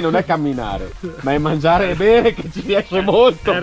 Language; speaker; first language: Italian; native; Italian